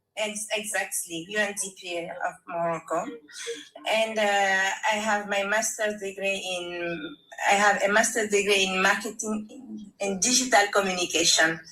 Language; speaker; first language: English; non-native, learner; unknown